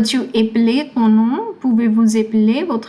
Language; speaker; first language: French; non-native, fluent; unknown